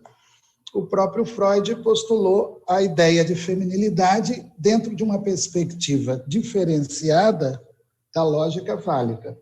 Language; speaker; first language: Portuguese; native; Portuguese